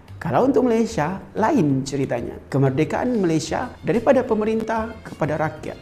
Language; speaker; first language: Malay; native; Malay